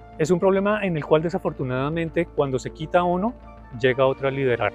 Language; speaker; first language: Spanish; native; Spanish